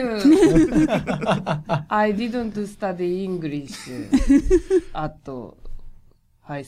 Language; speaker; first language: English; non-native, learner; Japanese